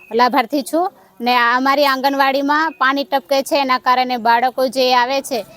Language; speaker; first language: Gujarati; native; Gujarati